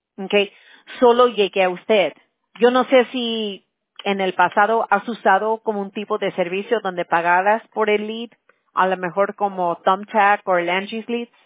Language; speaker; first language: Spanish; early bilingual, heritage; Spanish